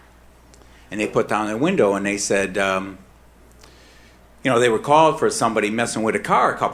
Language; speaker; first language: English; native; English